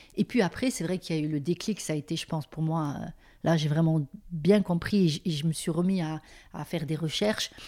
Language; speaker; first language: French; native; French